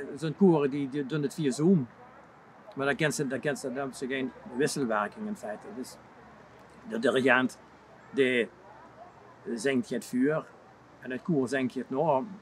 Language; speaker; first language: Dutch; native; Dutch